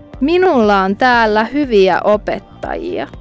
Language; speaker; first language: Finnish; non-native, learner; Arabic